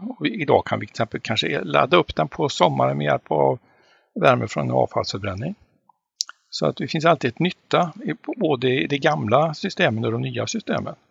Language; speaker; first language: Swedish; native; Swedish